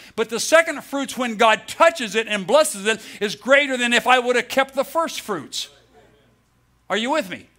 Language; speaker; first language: English; native; English